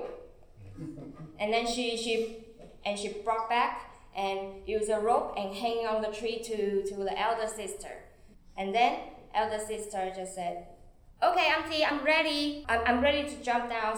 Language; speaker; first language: English; non-native, fluent; Chinese